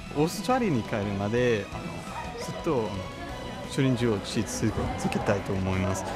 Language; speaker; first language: Japanese; non-native, learner; English